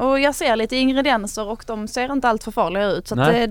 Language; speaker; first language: Swedish; native; Swedish